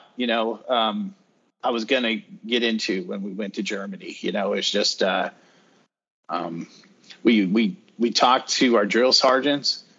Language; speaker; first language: English; native; English